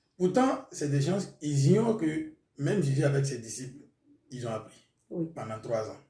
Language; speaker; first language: French; non-native, local second language; Mossi